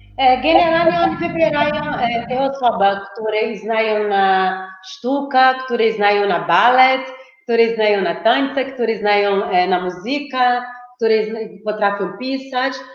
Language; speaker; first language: Polish; non-native, fluent; Portuguese